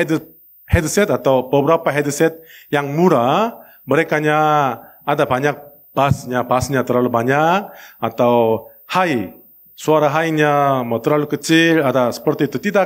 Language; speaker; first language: Indonesian; non-native, learner; Korean